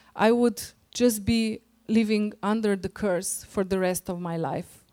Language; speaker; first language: English; non-native, fluent; Slovenian